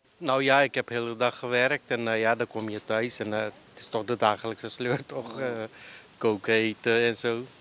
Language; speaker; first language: Dutch; early bilingual, other home language; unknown